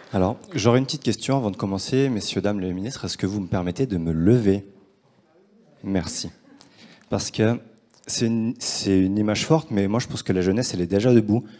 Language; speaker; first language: French; native; French